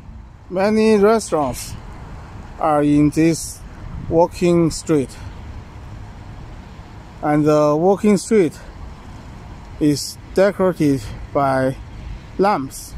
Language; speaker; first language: English; non-native, learner; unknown